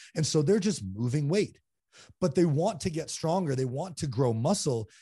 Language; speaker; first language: English; native; English